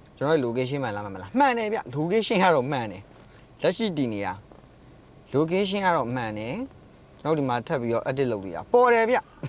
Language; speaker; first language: Burmese; native; Burmese